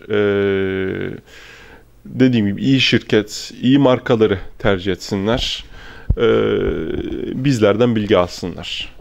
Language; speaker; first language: Turkish; early bilingual, heritage; Turkish